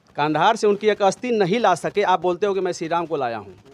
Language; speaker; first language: Hindi; native; Hindi